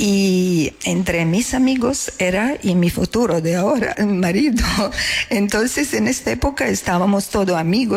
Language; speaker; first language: Spanish; non-native, learner; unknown